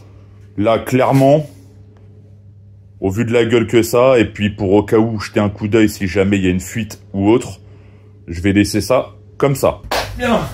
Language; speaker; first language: French; native; French